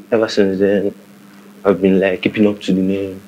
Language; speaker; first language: English; non-native, local second language; Igbo